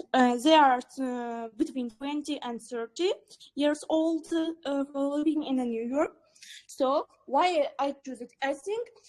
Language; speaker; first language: English; non-native, learner; Uzbek